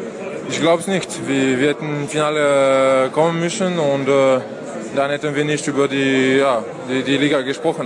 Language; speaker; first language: German; non-native, fluent; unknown